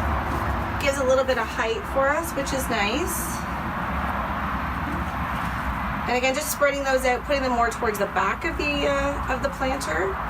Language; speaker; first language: English; native; English